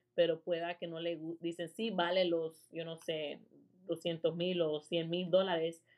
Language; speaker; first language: Spanish; early bilingual, heritage; Spanish